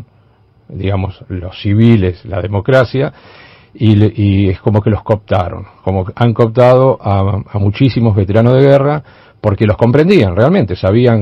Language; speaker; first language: Spanish; native; Spanish